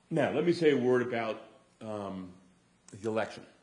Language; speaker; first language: English; native; English